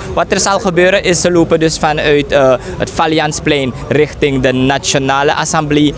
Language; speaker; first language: Dutch; native; Dutch